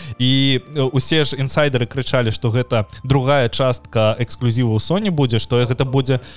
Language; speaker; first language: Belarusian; non-native, local second language; Russian